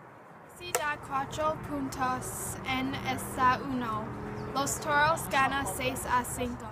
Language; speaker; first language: Spanish; non-native, learner; English